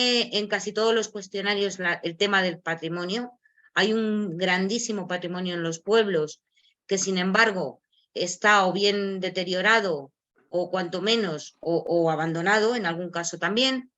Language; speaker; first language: Spanish; native; Spanish